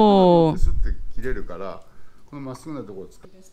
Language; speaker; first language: Japanese; native; Japanese